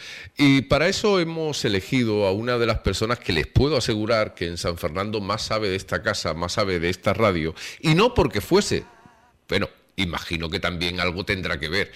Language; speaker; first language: Spanish; native; Spanish